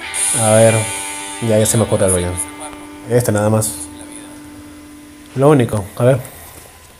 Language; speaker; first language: Spanish; native; Spanish